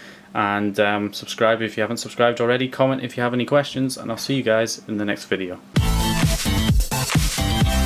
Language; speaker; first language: English; native; English